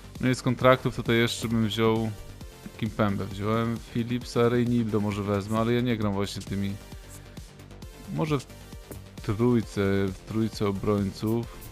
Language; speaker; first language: Polish; native; Polish